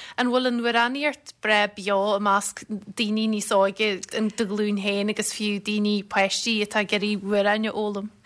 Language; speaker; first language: Irish; native; Irish